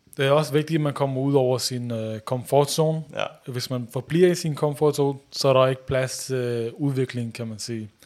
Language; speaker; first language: Danish; early bilingual, other home language; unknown